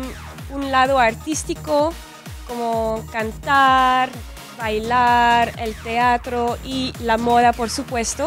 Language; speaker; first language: Spanish; non-native, fluent; French